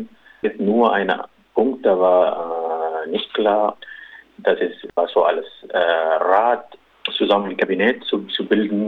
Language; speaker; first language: German; non-native, local second language; Arabic